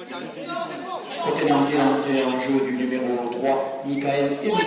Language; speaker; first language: French; native; French